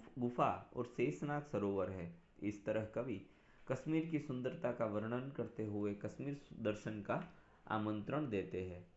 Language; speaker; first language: Hindi; non-native, local second language; Gujarati